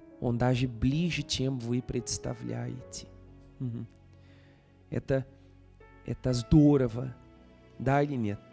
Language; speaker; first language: Russian; non-native, fluent; Portuguese